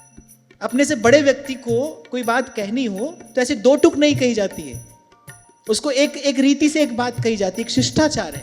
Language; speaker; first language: Hindi; native; Hindi